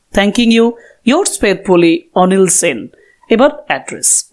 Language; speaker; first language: English; non-native, local second language; Bangla